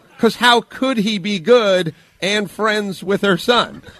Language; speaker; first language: English; native; English